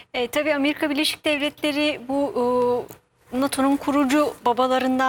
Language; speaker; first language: Turkish; native; Turkish